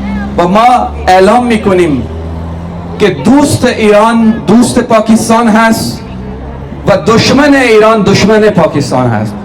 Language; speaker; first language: Persian; non-native, fluent; Urdu